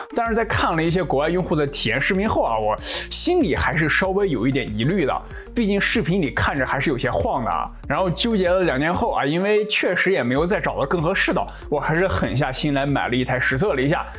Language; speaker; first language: Chinese; native; Chinese